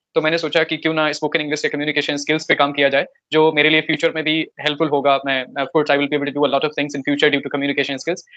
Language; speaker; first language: Hindi; native; Hindi